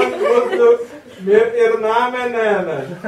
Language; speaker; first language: German; non-native, learner; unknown